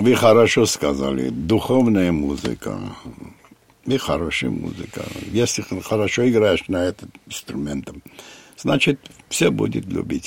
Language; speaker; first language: Russian; non-native, fluent; Armenian